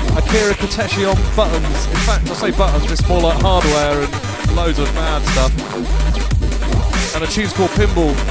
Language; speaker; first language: English; native; English